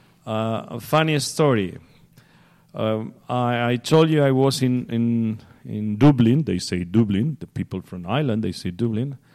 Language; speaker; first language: English; non-native, fluent; Spanish